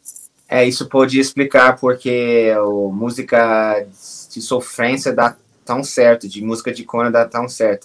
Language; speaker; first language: Portuguese; non-native, fluent; English